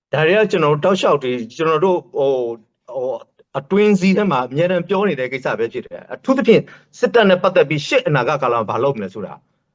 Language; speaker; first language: Burmese; non-native, local second language; S'gaw Karen